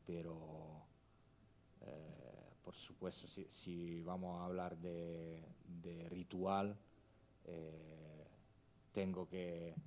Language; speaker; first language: Spanish; non-native, fluent; Italian